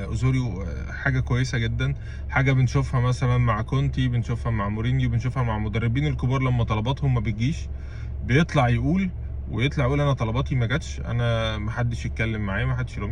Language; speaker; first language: Arabic; native; Arabic